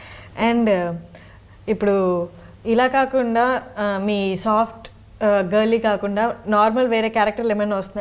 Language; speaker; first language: Telugu; native; Telugu